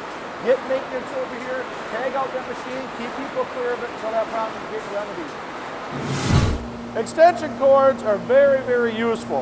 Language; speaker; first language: English; native; English